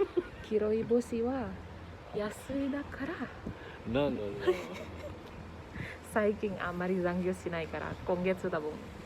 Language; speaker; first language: Japanese; non-native, learner; Indonesian